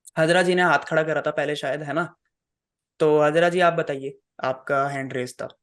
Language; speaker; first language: Hindi; native; Hindi